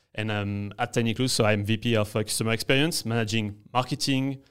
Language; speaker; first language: English; non-native, fluent; French